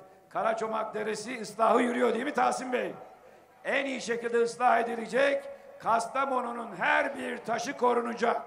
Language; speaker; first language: Turkish; native; Turkish